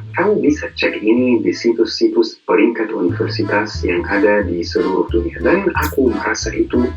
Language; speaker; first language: Indonesian; non-native, fluent; Arabic